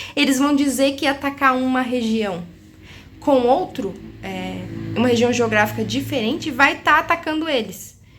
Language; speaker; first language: Portuguese; native; Portuguese